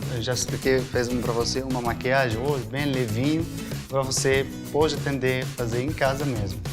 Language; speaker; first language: Portuguese; non-native, learner; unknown